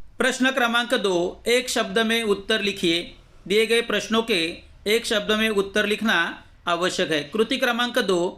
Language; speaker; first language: Hindi; non-native, local second language; Marathi